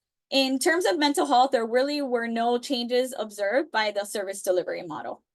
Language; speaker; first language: English; native; English